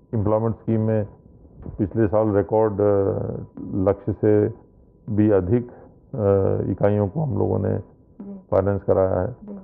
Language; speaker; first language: Hindi; native; Hindi